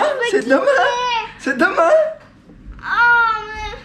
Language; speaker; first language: French; native; French